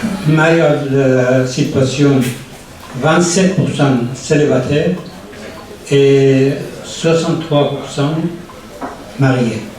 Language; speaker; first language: French; non-native, learner; Persian